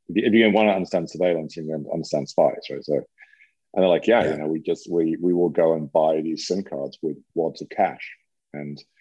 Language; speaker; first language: English; native; English